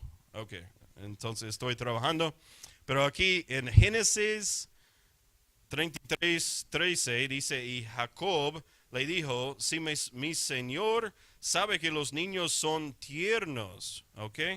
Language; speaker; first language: Spanish; non-native, fluent; English